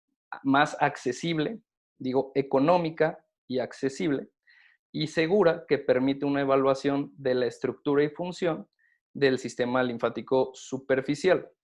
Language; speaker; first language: Spanish; native; Spanish